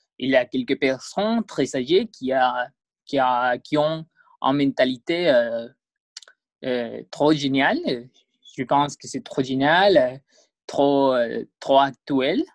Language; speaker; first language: French; non-native, learner; Spanish